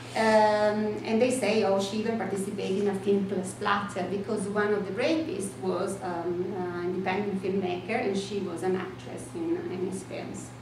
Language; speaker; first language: English; non-native, fluent; Italian